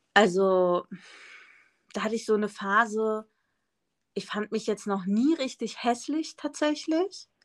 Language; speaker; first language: German; early bilingual, other home language; Spanish